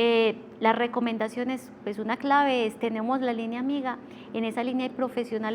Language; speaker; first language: Spanish; native; Spanish